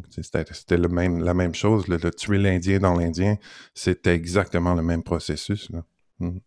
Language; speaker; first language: French; native; French